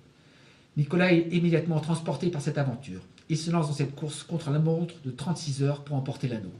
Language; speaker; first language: French; native; French